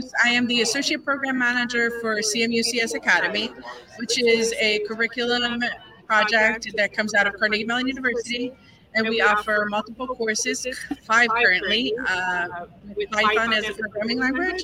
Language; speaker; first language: English; non-native, fluent; Spanish